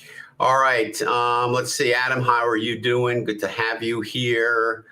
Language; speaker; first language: English; native; English